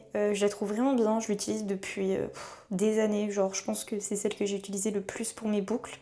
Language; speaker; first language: French; native; French